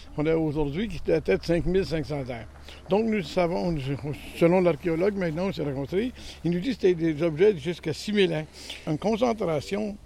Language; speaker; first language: French; native; French